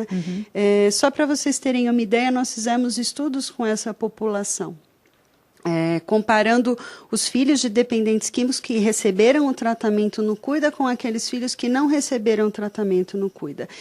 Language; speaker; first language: Portuguese; native; Portuguese